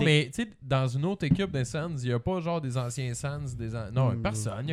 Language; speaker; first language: French; native; French